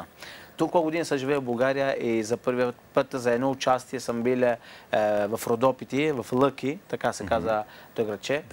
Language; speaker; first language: Bulgarian; non-native, fluent; Italian